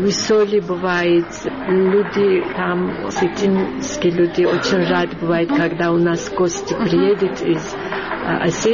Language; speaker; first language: Russian; non-native, learner; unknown